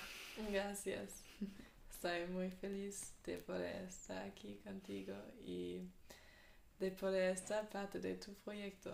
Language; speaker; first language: Spanish; non-native, fluent; German